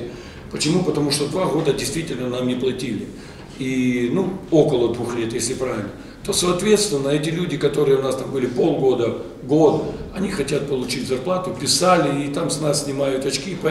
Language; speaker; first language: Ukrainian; non-native, local second language; Russian